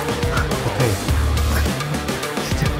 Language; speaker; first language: Korean; native; Korean